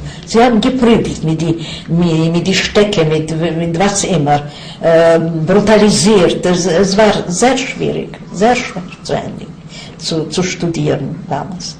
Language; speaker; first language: German; non-native, fluent; Yiddish